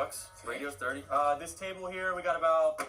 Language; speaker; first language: English; native; English